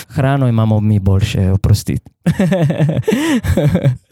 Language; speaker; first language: Slovenian; non-native, fluent; Italian